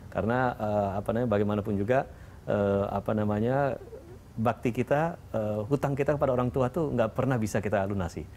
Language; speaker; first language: Indonesian; early bilingual, other home language; German